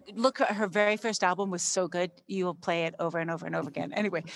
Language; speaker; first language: English; native; English